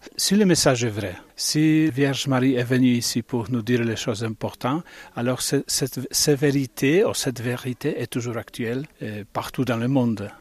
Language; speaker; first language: French; non-native, fluent; Italian